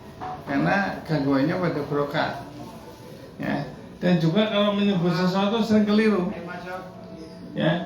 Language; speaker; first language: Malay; non-native, local second language; Javanese